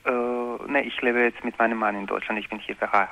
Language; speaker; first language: German; non-native, learner; Croatian